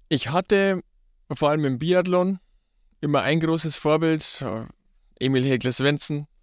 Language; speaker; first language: German; native; German